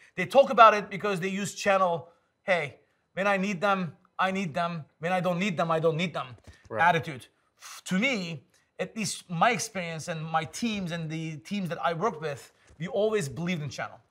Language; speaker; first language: English; non-native, fluent; Turkish